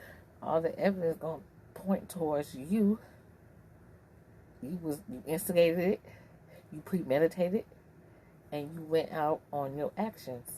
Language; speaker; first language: English; native; English